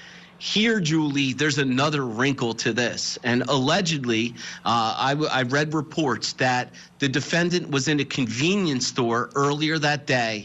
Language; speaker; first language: English; native; English